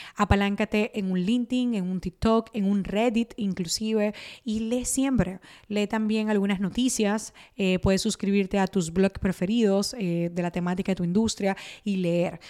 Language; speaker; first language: Spanish; early bilingual, other home language; Italian